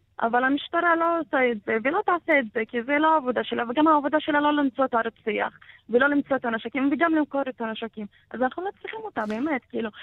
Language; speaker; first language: Hebrew; non-native, local second language; Arabic